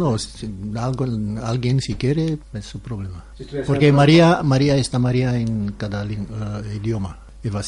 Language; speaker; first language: Spanish; non-native, learner; Romanian